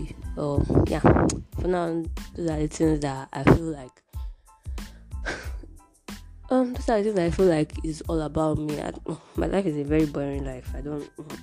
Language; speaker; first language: English; non-native, local second language; Yoruba